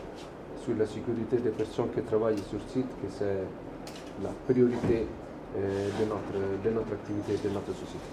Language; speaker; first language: French; non-native, fluent; Italian